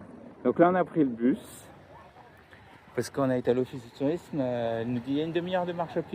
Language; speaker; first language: French; native; French